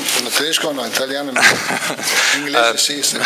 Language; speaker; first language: Italian; native; Italian